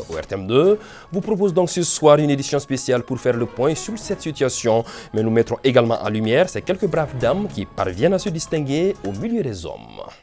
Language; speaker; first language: French; non-native, local second language; Bambara